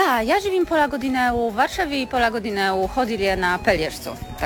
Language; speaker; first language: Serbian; non-native, learner; Polish